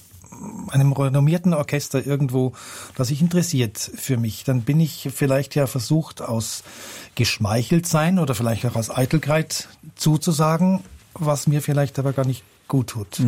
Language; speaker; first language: German; native; German